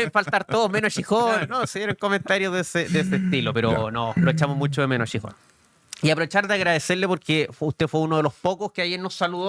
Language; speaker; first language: Spanish; native; Spanish